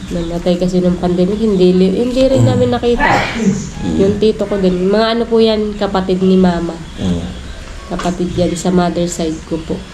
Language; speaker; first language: Filipino; native; Filipino